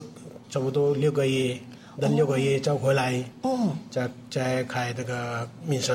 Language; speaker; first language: Chinese; non-native, learner; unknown